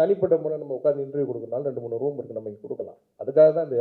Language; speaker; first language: Tamil; native; Tamil